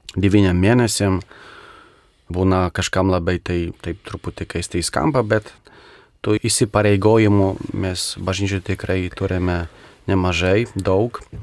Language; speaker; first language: Lithuanian; non-native, local second language; Polish